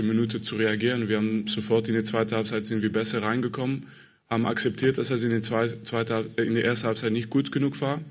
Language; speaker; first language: German; non-native, fluent; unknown